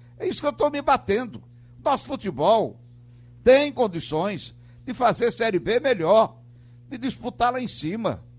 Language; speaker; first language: Portuguese; native; Portuguese